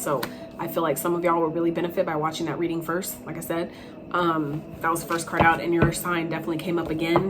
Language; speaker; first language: English; native; English